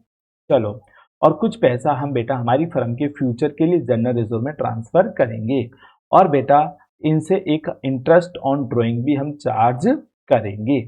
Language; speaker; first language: Hindi; native; Hindi